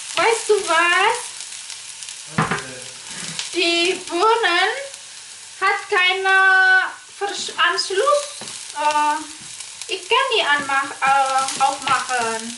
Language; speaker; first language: German; non-native, fluent; Indonesian